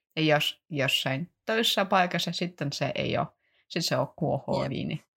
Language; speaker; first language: Finnish; non-native, fluent; Russian